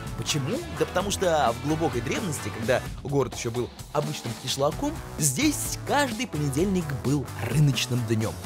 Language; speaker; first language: Russian; native; Russian